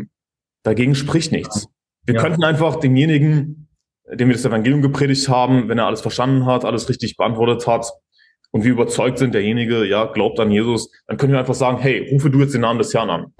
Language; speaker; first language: German; native; German